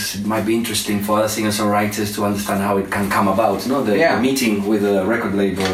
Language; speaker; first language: English; non-native, fluent; Spanish